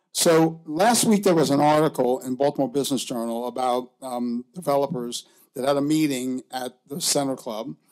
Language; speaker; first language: English; native; English